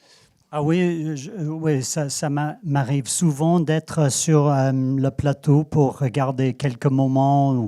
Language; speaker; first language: French; non-native, fluent; English